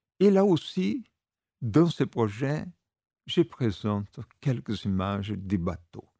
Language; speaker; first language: French; non-native, fluent; Portuguese